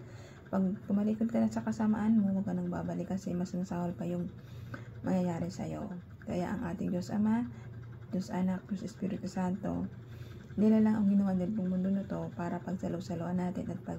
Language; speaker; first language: Filipino; native; Filipino